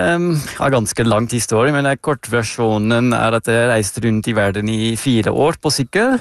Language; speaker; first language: Norwegian; non-native, fluent; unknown